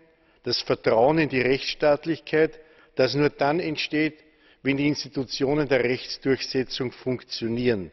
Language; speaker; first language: German; native; German